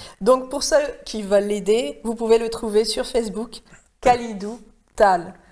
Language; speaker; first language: French; native; French